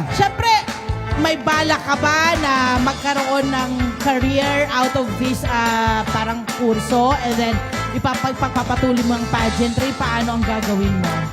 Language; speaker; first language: Filipino; native; Filipino